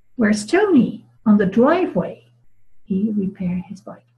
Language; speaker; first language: English; non-native, fluent; Dutch